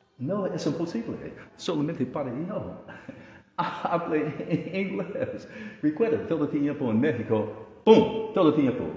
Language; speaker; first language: Spanish; non-native, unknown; English